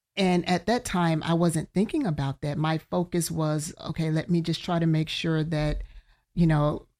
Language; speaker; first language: English; native; English